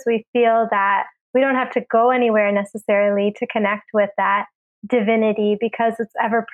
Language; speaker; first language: English; native; English